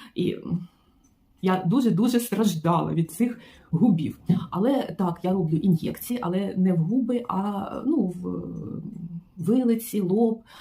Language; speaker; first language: Ukrainian; non-native, local second language; Russian